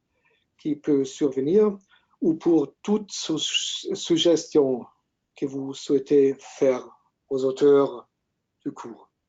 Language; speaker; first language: French; non-native, learner; German